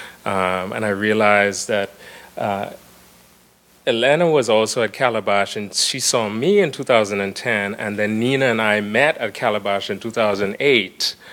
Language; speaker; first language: English; native; English